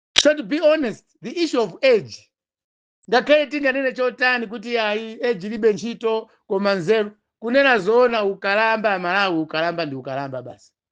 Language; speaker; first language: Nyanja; non-native, local second language; Tumbuka